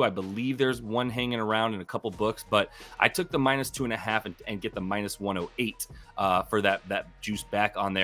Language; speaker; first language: English; native; English